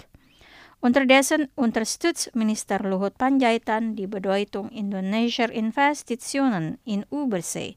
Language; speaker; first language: German; non-native, fluent; Indonesian